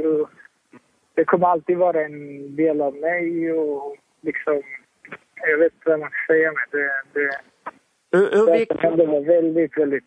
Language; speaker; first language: Swedish; early bilingual, other home language; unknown